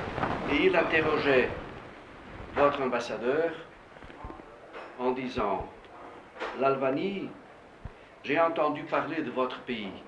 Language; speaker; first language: French; non-native, fluent; Portuguese